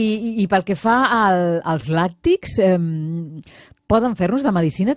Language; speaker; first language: Catalan; native; Catalan